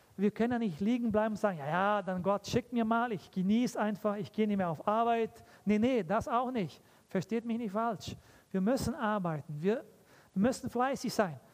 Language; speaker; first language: German; early bilingual, heritage; German